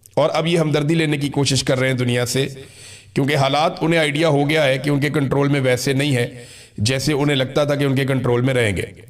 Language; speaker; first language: Urdu; non-native, local second language; Punjabi